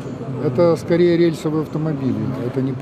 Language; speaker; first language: Russian; native; Russian